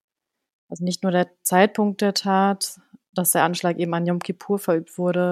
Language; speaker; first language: German; native; German